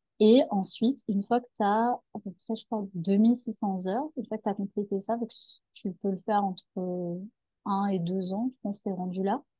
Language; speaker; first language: French; native; French